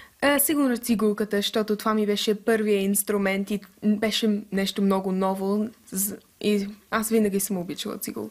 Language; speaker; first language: Bulgarian; early bilingual, heritage; English